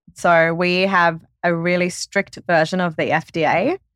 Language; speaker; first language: English; native; English